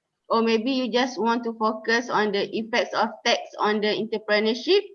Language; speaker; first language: English; non-native, local second language; Malay